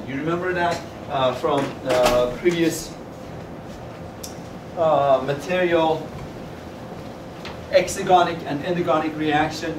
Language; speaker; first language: English; non-native, fluent; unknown